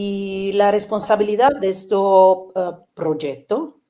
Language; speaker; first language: Spanish; non-native, learner; Italian